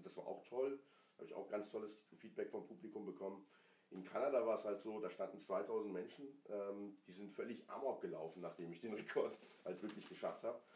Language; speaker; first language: German; early bilingual, other home language; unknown